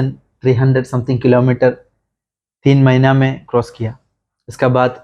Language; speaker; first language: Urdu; non-native, local second language; Malayalam